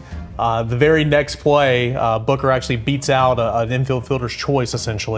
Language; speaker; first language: English; native; English